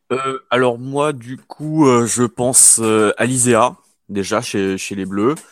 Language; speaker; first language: French; native; French